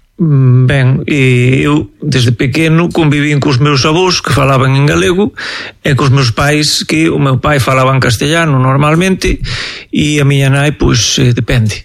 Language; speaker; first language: Galician; non-native, local second language; Spanish